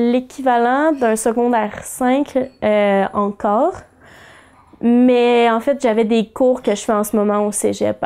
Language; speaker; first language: French; native; French